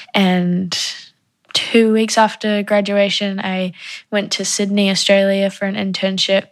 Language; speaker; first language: English; native; English